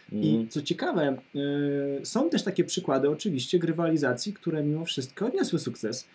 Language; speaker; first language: Polish; native; Polish